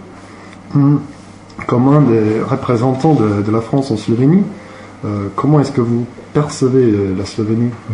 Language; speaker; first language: French; non-native, learner; Slovenian